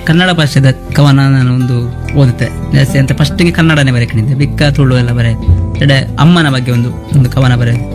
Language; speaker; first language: Kannada; non-native, local second language; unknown